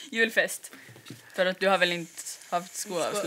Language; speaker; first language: Swedish; native; Swedish